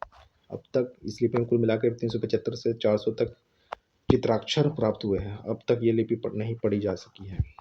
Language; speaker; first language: Hindi; native; Hindi